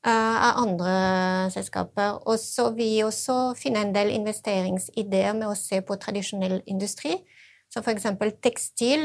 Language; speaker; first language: Norwegian; non-native, fluent; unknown